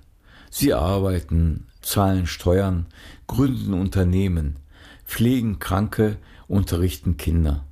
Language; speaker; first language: German; early bilingual, other home language; Turkish